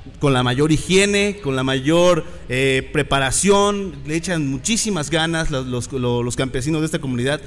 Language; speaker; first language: Spanish; native; Spanish